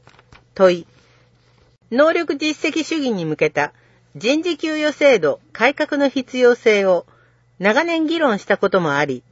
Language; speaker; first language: Japanese; native; Japanese